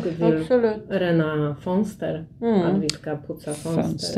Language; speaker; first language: Swedish; non-native, learner; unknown